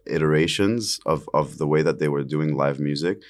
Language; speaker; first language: English; early bilingual, other home language; Arabic